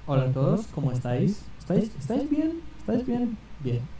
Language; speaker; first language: Spanish; non-native, learner; Serbian